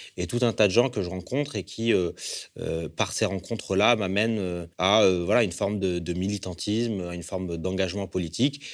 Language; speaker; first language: French; early bilingual, other home language; Arabic